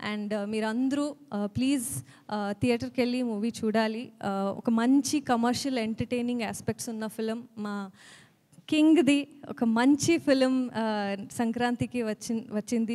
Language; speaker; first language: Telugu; non-native, learner; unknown